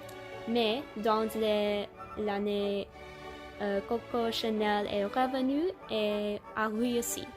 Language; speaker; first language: French; non-native, learner; English